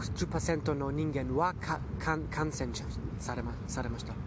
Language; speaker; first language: Japanese; non-native, learner; German